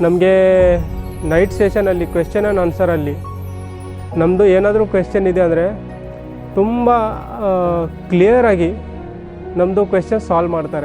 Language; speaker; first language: Kannada; non-native, local second language; Marathi